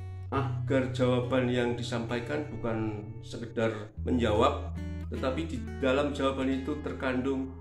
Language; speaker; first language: Indonesian; native; Indonesian